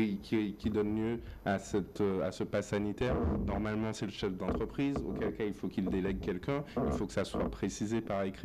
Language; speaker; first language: French; native; French